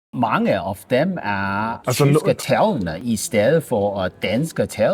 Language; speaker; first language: Danish; non-native, learner; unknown